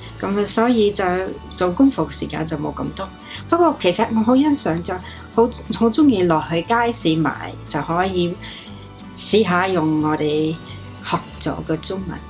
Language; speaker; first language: Cantonese; non-native, fluent; English